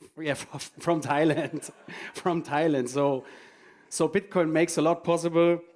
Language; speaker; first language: English; non-native, fluent; German